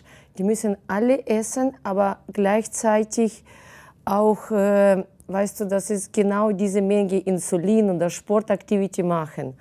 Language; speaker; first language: German; non-native, fluent; Russian